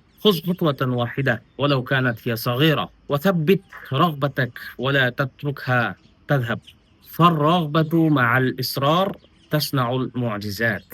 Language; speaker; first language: Arabic; non-native, fluent; Bangla